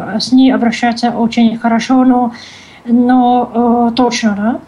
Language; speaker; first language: Russian; non-native, learner; Czech